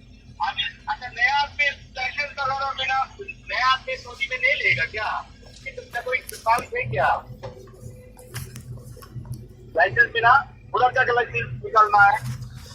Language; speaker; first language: Hindi; non-native, learner; Bangla